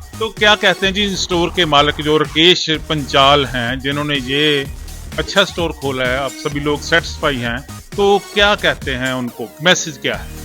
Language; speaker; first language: Hindi; non-native, local second language; Punjabi